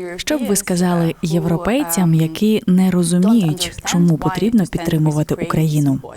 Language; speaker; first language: Ukrainian; native; Ukrainian